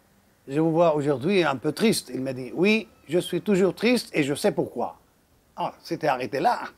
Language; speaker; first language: French; non-native, local second language; Arabic